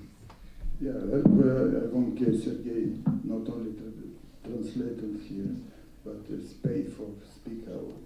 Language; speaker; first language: English; non-native, learner; Russian